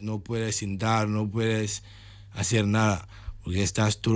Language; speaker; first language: Spanish; non-native, learner; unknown